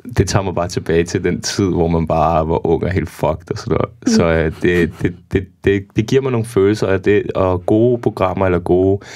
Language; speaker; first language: Danish; early bilingual, other home language; Serbian